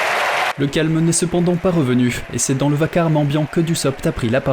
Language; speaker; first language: French; native; French